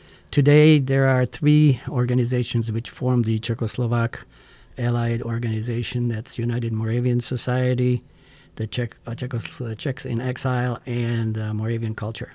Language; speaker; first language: English; non-native, fluent; Czech